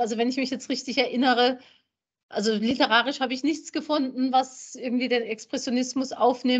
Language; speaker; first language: German; native; German